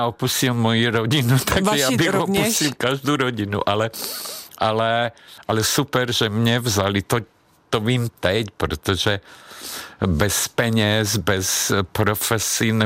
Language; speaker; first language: Czech; non-native, fluent; Hungarian